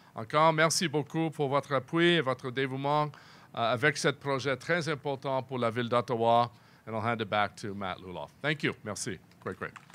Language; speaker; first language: French; non-native, fluent; English